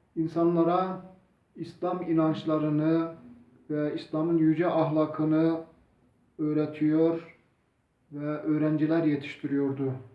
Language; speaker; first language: Turkish; non-native, local second language; Zaza